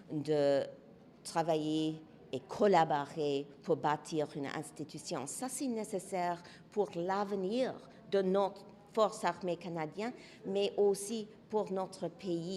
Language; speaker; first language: French; non-native, local second language; English